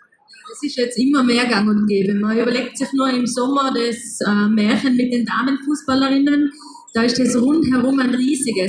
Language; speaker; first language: German; native; German